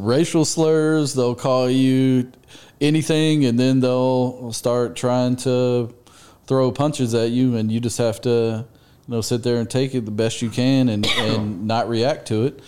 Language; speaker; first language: English; native; English